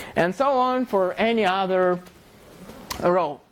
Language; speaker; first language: English; non-native, fluent; Russian